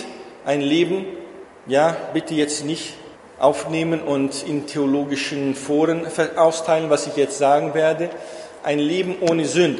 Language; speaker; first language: German; non-native, fluent; Portuguese